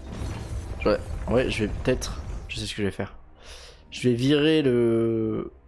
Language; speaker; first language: French; native; French